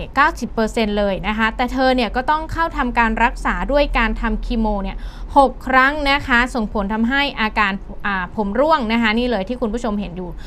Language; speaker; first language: Thai; native; Thai